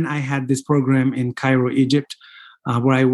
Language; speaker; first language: English; non-native, fluent; Fula